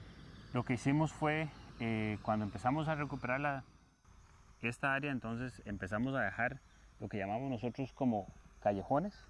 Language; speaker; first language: Spanish; native; Spanish